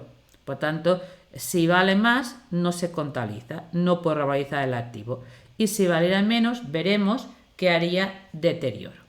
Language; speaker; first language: Spanish; native; Spanish